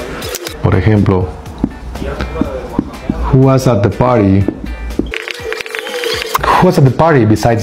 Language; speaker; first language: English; non-native, fluent; Spanish